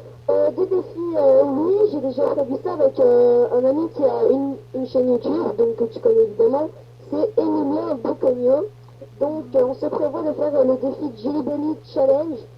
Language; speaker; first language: French; native; French